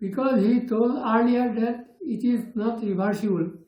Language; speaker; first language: English; non-native, local second language; Assamese